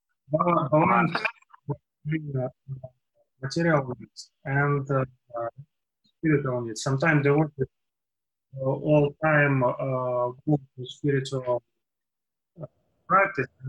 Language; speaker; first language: English; non-native, learner; Russian